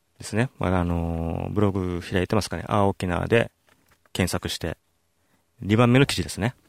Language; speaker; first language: Japanese; native; Japanese